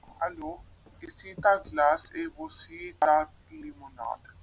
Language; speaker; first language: French; non-native, learner; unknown